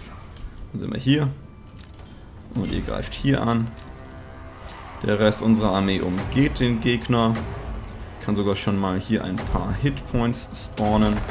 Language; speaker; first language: German; native; German